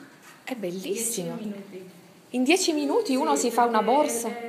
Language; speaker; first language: Italian; native; Italian